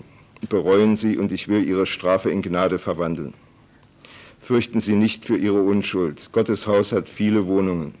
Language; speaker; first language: German; native; German